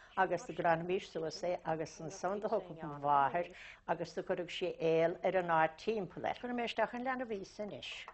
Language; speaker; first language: Irish; native; Irish